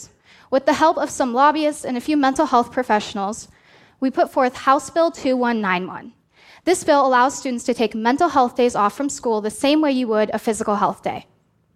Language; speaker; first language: English; native; English